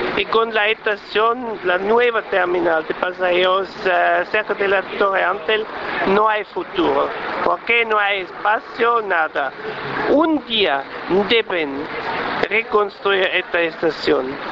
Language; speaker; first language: Spanish; non-native, learner; Swiss German